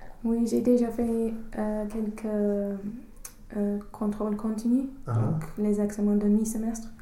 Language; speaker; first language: French; non-native, fluent; English